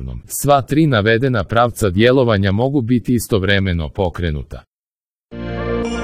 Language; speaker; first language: Croatian; native; Croatian